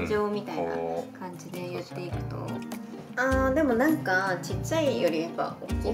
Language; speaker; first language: Japanese; native; Japanese